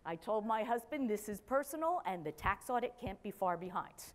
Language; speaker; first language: English; native; English